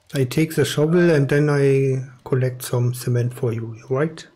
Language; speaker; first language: English; non-native, fluent; German